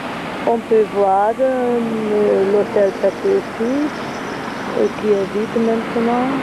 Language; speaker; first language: French; non-native, fluent; Hungarian